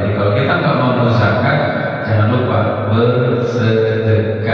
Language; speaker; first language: Indonesian; native; Indonesian